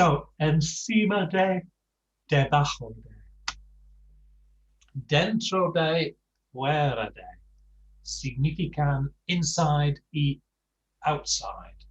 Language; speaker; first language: Spanish; non-native, fluent; English